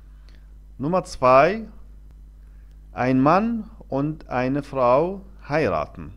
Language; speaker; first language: German; non-native, fluent; Arabic